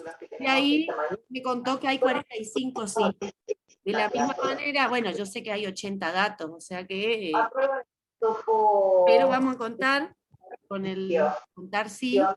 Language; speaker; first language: Spanish; native; Spanish